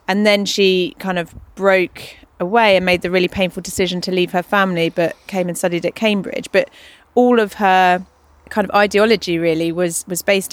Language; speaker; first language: English; native; English